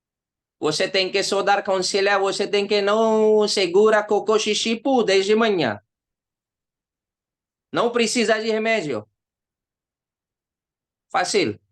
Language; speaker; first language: Portuguese; non-native, learner; Hindi